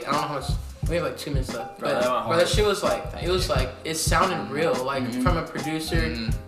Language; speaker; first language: English; native; English